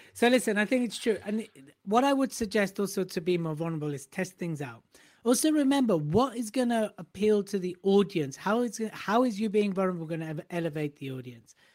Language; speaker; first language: English; native; English